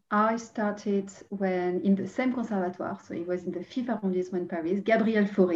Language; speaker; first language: English; non-native, fluent; French